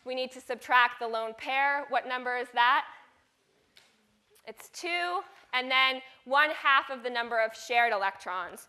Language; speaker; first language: English; native; English